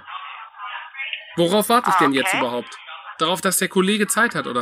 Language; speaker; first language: German; native; German